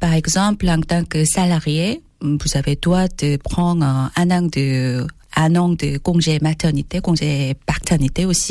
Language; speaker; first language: French; non-native, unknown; Korean